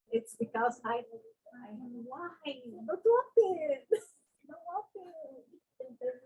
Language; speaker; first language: English; non-native, learner; Portuguese